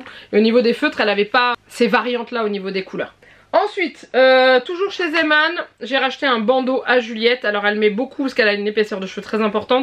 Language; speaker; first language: French; native; French